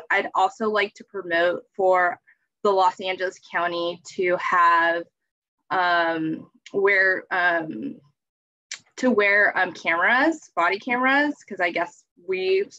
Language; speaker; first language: English; native; English